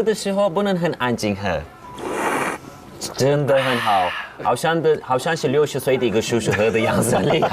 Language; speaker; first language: Chinese; non-native, fluent; Turkish